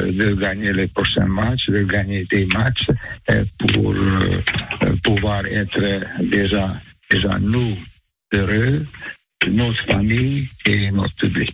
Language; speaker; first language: French; non-native, fluent; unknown